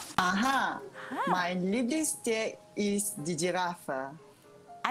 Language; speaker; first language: German; non-native, learner; Malay